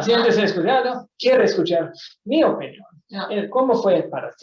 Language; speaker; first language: Spanish; non-native, fluent; Swedish